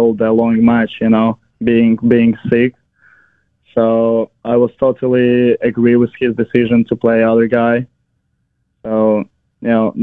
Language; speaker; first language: English; non-native, fluent; Ukrainian